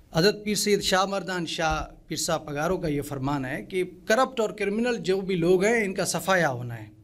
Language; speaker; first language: Urdu; non-native, local second language; Sindhi